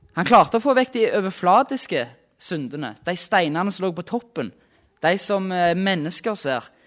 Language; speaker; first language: Norwegian; native; Norwegian